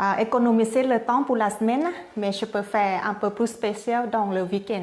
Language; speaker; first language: French; non-native, learner; Thai